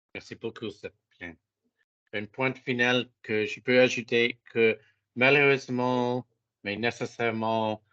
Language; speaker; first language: French; non-native, fluent; English